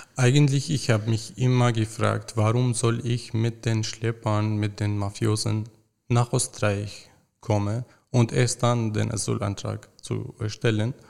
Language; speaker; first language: German; non-native, fluent; Arabic